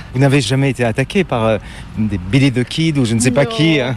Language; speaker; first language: French; native; French